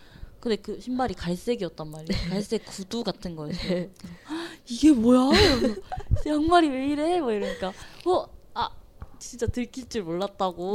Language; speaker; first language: Korean; non-native, learner; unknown